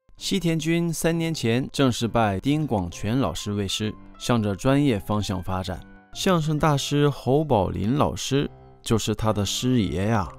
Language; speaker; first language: Chinese; non-native, fluent; Japanese